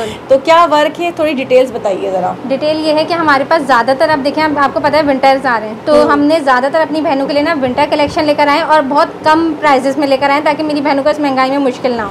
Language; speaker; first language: Urdu; native; Urdu